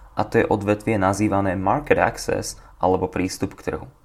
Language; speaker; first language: English; non-native, fluent; Slovak